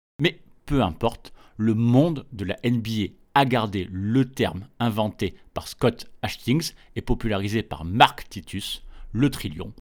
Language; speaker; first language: French; native; French